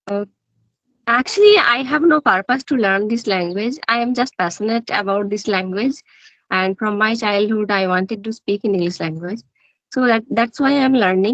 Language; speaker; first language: English; non-native, learner; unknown